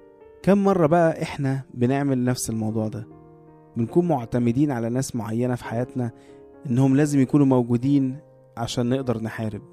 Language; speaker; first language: Arabic; native; Arabic